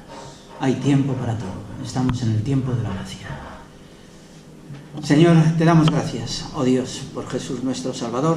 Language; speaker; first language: Spanish; native; Spanish